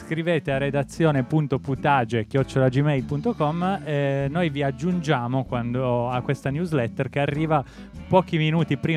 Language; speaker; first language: Italian; native; Italian